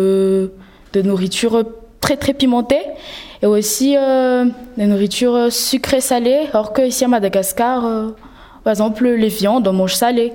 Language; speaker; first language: French; non-native, local second language; Malagasy